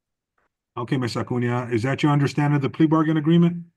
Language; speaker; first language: English; native; English